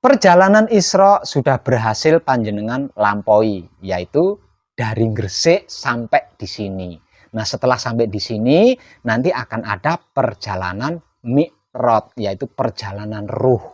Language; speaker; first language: Indonesian; non-native, local second language; Javanese